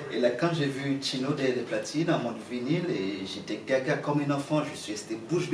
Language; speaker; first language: French; non-native, local second language; Haitian Creole